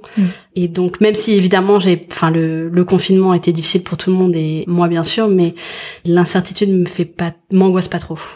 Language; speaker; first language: French; early bilingual, other home language; English